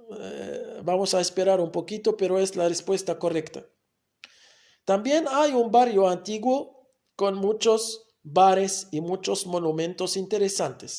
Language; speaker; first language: Spanish; non-native, fluent; Arabic